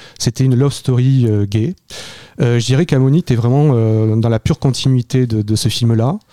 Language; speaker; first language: French; native; French